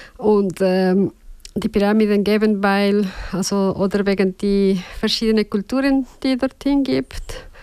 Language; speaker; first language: German; non-native, learner; Spanish